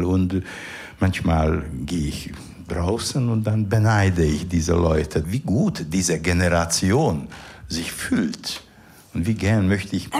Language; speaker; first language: German; non-native, fluent; Hungarian